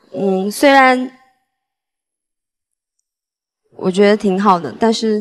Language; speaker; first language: Chinese; native; Chinese